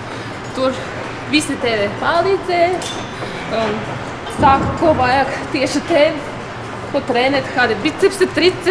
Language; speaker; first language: Latvian; non-native, learner; Russian